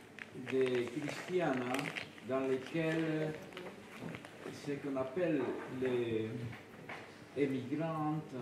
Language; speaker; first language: French; non-native, fluent; Spanish